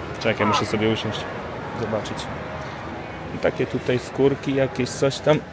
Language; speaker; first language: Polish; native; Polish